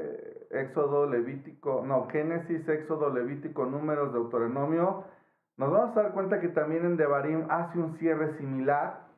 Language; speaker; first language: Spanish; native; Spanish